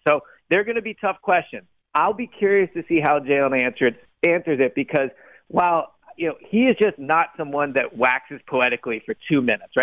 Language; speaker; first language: English; native; English